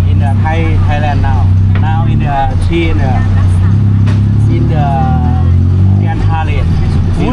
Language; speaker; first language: English; non-native, learner; Thai